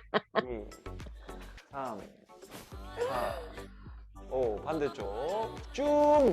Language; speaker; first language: Korean; native; Korean